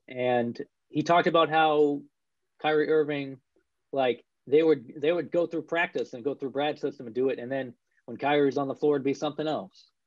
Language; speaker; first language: English; native; English